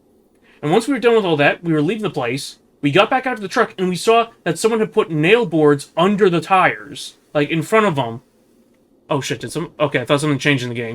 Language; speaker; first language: English; native; English